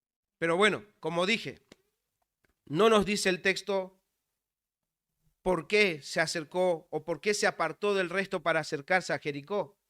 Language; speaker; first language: Spanish; native; Spanish